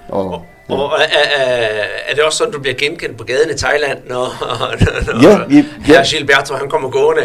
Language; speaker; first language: Danish; native; Danish